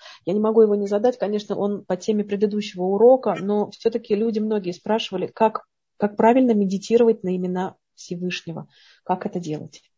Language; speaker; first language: Russian; native; Russian